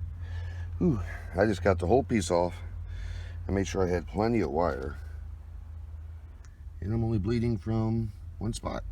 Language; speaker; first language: English; native; English